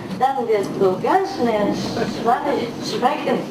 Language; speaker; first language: German; non-native, learner; Vietnamese